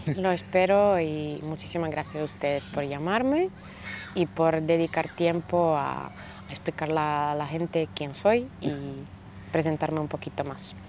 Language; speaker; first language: Spanish; non-native, fluent; Slovak